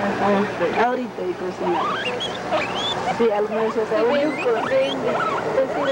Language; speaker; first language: Spanish; non-native, local second language; Quechua